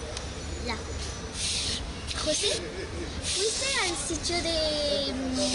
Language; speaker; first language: Spanish; non-native, learner; French